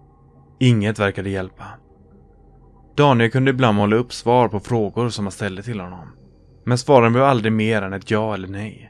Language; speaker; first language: Swedish; native; Swedish